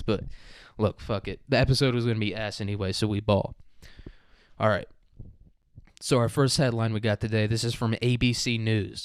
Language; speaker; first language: English; native; English